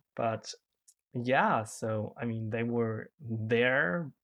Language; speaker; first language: English; non-native, fluent; German